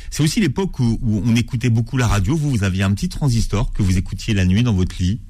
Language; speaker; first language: French; native; French